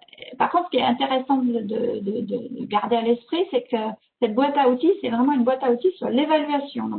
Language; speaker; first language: French; native; French